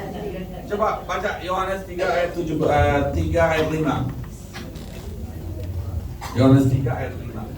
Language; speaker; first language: Indonesian; non-native, learner; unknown